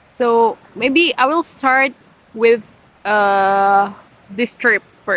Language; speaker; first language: English; non-native, learner; Indonesian